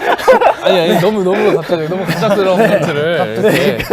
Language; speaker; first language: Korean; native; Korean